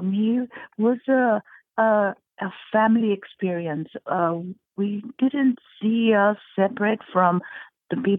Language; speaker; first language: English; native; English